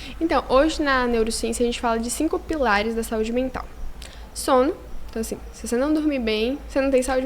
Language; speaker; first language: Portuguese; native; Portuguese